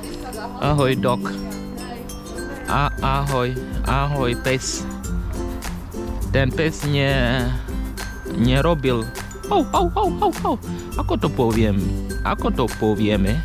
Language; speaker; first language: Slovak; non-native, learner; English